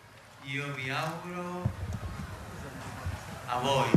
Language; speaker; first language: Italian; early bilingual, heritage; Spanish